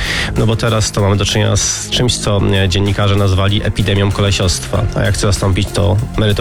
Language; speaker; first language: Polish; native; Polish